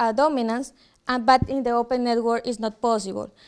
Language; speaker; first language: English; non-native, fluent; Ukrainian